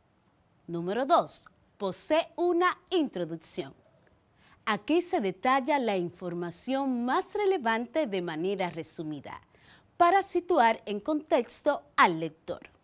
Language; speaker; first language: Spanish; native; Spanish